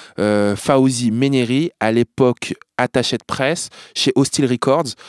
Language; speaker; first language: French; native; French